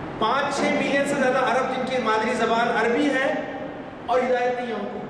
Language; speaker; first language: Urdu; native; Urdu